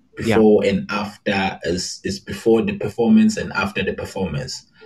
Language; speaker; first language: English; non-native, local second language; Zulu